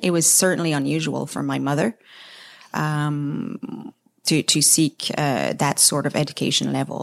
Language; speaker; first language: English; non-native, fluent; French